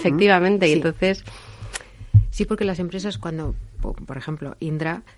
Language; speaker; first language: Spanish; native; Spanish